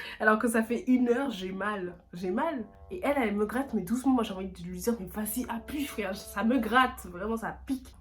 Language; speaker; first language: French; native; French